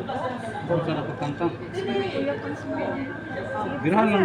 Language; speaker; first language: Filipino; non-native, local second language; Cebuano